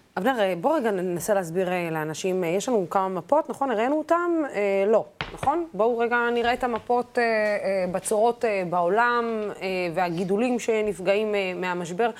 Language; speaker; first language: Hebrew; non-native, local second language; Arabic